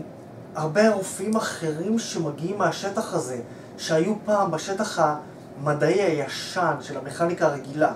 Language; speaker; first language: Hebrew; native; Hebrew